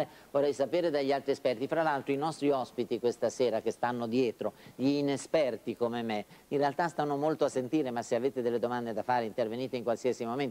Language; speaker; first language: Italian; native; Italian